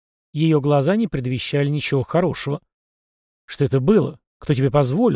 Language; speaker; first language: Russian; native; Russian